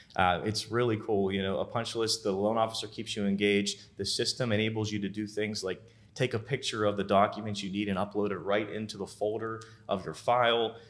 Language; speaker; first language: English; native; English